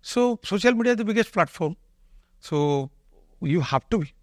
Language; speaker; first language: English; non-native, local second language; Odia